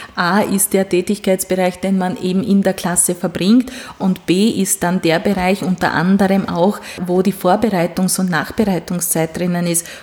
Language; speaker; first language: German; non-native, fluent; Hungarian